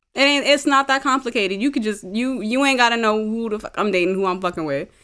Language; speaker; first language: English; early bilingual, other home language; Amharic